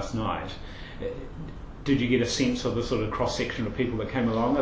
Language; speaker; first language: English; native; English